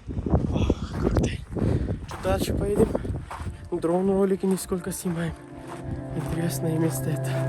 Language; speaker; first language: Russian; non-native, learner; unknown